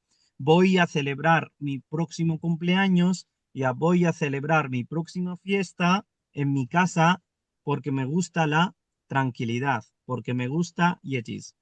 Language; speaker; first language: Spanish; non-native, fluent; Urdu